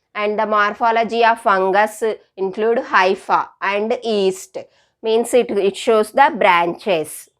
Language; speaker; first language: English; non-native, local second language; Telugu